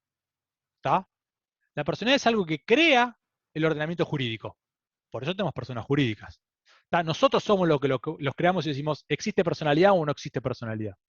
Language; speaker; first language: Spanish; native; Spanish